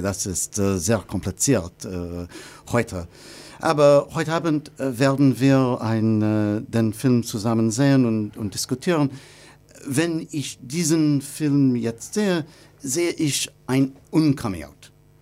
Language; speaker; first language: German; non-native, learner; English